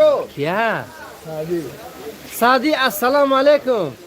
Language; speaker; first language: Russian; non-native, local second language; Tajik